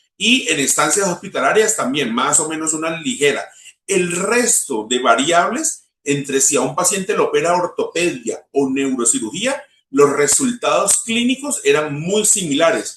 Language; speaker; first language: Spanish; native; Spanish